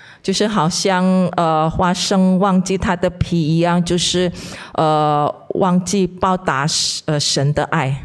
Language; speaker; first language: Chinese; non-native, fluent; Indonesian